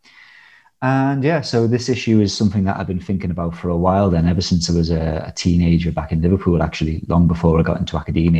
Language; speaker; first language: English; native; English